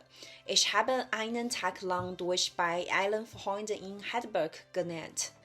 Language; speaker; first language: German; non-native, learner; Chinese